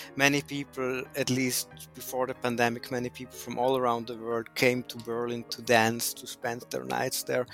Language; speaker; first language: English; non-native, fluent; German